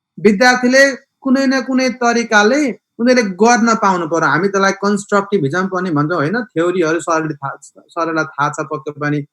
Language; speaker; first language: Nepali; native; Nepali